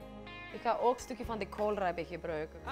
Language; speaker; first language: Dutch; non-native, fluent; Icelandic